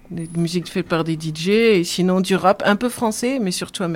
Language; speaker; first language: French; native; French